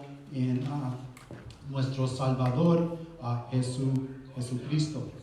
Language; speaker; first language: Spanish; early bilingual, heritage; Spanish